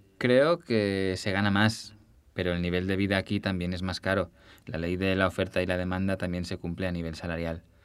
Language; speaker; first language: Spanish; native; Spanish